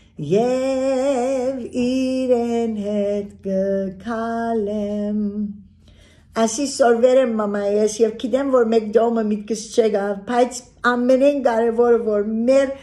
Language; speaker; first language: Armenian; early bilingual, heritage; Armenian